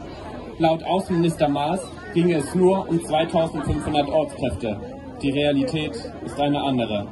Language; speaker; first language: German; native; German